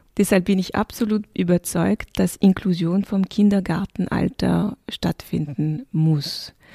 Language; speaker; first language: German; non-native, fluent; French